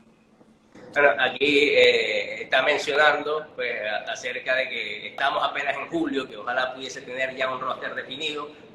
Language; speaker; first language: Spanish; native; Spanish